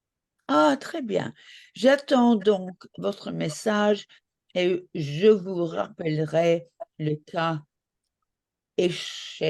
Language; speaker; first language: French; non-native, learner; English